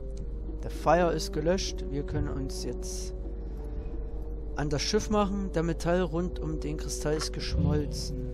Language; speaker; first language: German; native; German